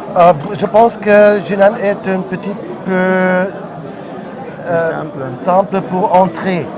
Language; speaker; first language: French; non-native, learner; German